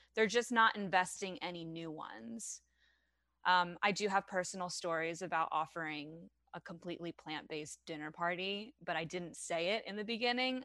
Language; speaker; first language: English; non-native, fluent; French